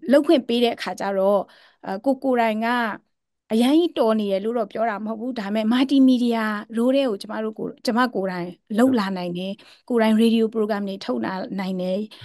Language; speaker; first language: Burmese; non-native, local second language; Kachin